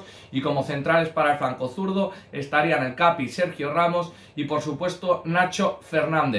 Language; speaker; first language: Spanish; native; Spanish